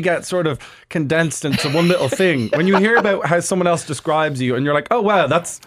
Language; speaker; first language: English; native; English